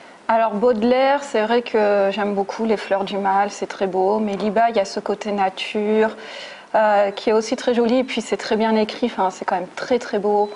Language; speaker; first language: French; native; French